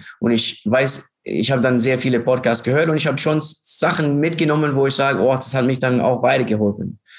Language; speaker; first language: German; non-native, fluent; English